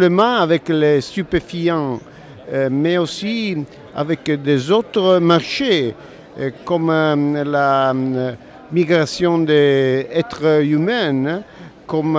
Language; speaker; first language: French; non-native, learner; Italian